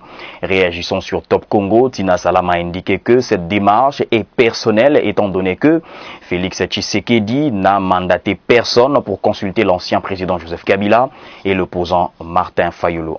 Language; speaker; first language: French; native; French